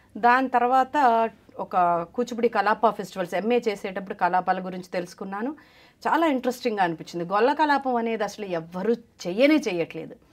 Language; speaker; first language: Telugu; non-native, local second language; Malayalam